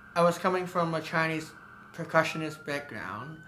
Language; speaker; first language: English; non-native, local second language; Cantonese